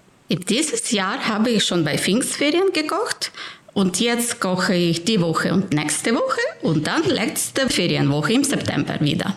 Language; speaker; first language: German; non-native, fluent; Ukrainian